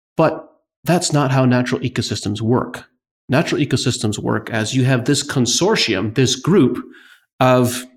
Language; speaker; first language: English; native; English